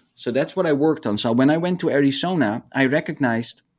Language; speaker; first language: English; non-native, fluent; Dutch